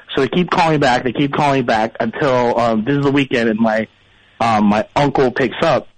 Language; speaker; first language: English; early bilingual, other home language; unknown